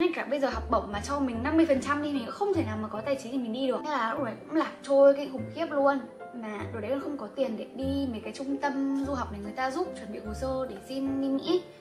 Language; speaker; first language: Vietnamese; native; Vietnamese